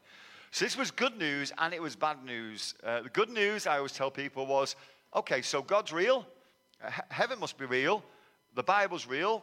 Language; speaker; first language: English; native; English